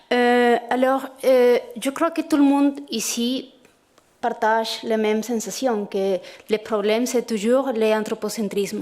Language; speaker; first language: French; non-native, fluent; Spanish